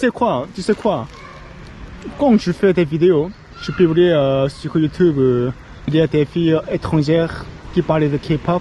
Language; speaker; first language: French; non-native, learner; Korean